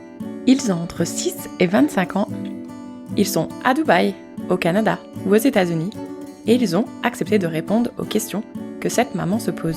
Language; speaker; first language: French; native; French